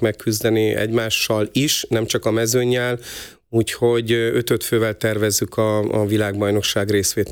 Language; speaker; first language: Hungarian; native; Hungarian